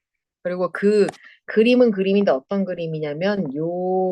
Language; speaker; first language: Korean; native; Korean